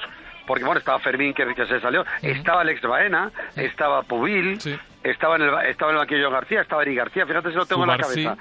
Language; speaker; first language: Spanish; native; Spanish